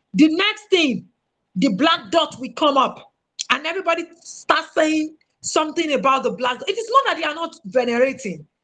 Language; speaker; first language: English; non-native, local second language; Yoruba